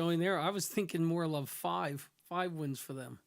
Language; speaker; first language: English; native; English